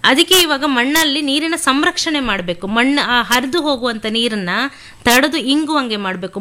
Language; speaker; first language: Kannada; native; Kannada